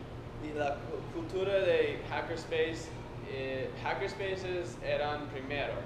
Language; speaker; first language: Spanish; non-native, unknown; English